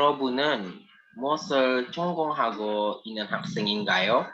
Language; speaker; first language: Korean; non-native, learner; Indonesian